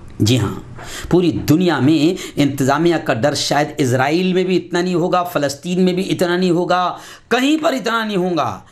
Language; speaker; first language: Urdu; native; Urdu